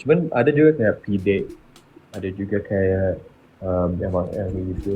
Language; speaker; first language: Indonesian; early bilingual, other home language; English